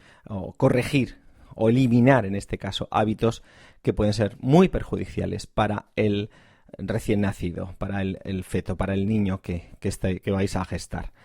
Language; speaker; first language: Spanish; native; Spanish